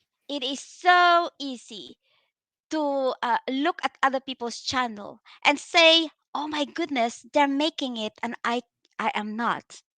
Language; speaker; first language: English; non-native, local second language; Filipino